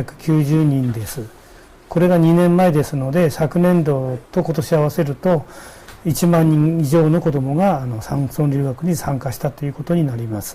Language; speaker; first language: Japanese; native; Japanese